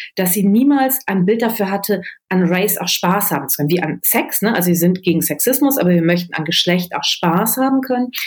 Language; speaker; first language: German; native; German